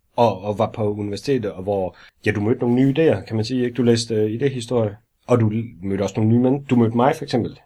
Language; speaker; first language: Danish; native; Danish